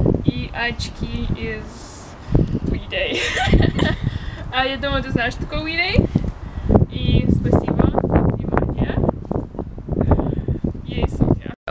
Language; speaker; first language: Russian; early bilingual, heritage; Russian